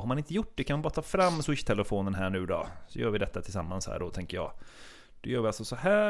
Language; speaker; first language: Swedish; native; Swedish